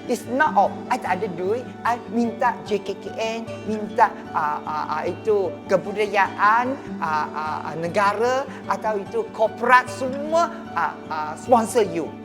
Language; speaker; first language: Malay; non-native, local second language; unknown